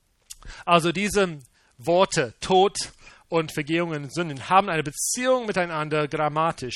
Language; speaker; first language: German; non-native, fluent; English